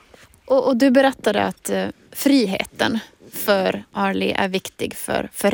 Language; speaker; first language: Swedish; non-native, local second language; Finnish